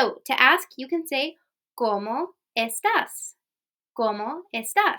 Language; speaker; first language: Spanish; non-native, fluent; English